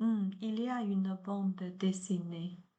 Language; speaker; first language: French; non-native, learner; Chinese